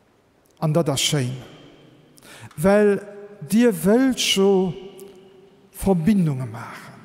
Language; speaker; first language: German; non-native, local second language; Luxembourgish